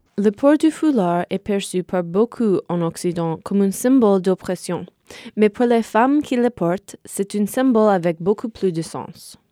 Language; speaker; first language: French; non-native, fluent; English